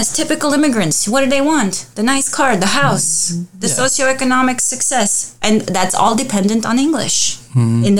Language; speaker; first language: English; early bilingual, other home language; Armenian